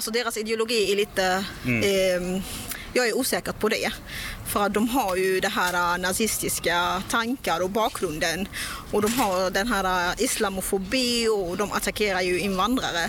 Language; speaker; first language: Swedish; non-native, local second language; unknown